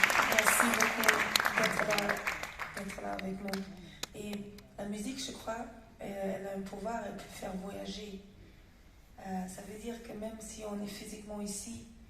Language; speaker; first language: French; non-native, fluent; German